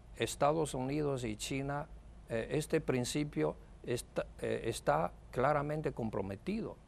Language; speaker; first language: Spanish; non-native, fluent; Chinese